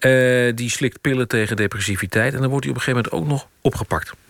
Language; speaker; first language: Dutch; native; Dutch